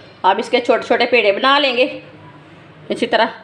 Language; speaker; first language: Hindi; native; Hindi